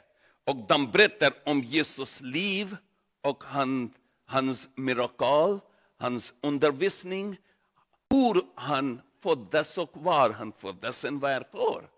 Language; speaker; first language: Swedish; non-native, learner; Urdu